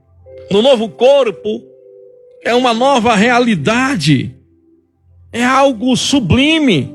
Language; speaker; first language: Portuguese; native; Portuguese